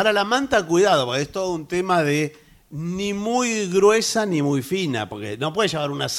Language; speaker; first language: Spanish; native; Spanish